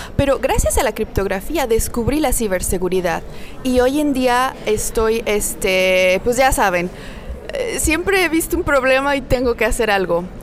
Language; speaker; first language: Spanish; native; Spanish